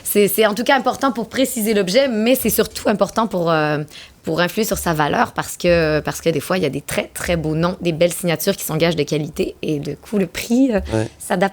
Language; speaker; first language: French; native; French